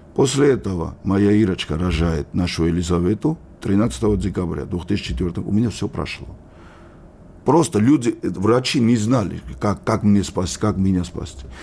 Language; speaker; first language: Russian; non-native, local second language; Georgian